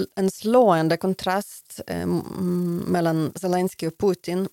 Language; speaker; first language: Swedish; non-native, fluent; Ukrainian